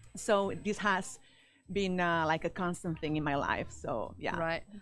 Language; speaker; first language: English; non-native, fluent; Spanish